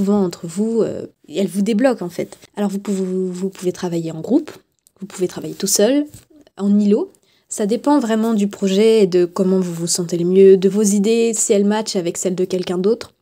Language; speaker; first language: French; native; French